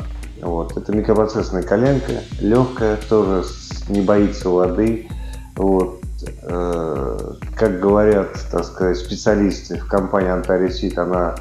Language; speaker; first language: Russian; native; Russian